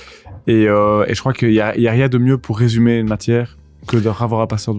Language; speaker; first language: French; native; French